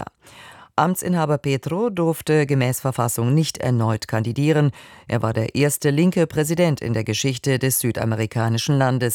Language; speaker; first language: German; native; German